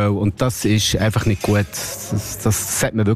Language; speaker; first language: German; native; German